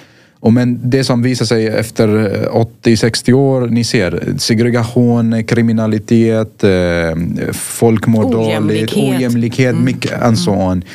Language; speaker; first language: Swedish; non-native, fluent; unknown